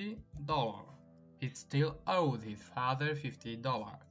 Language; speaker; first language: English; non-native, fluent; Tajik